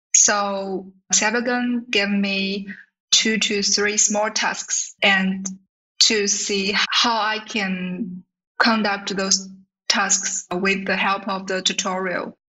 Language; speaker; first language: English; non-native, fluent; Chinese